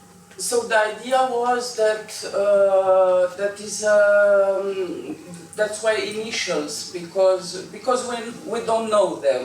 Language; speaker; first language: English; non-native, fluent; Romanian